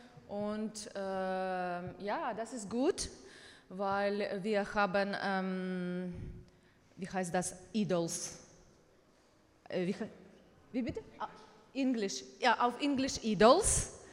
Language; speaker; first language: German; non-native, learner; Ukrainian